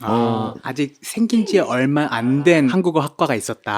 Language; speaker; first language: Korean; native; Korean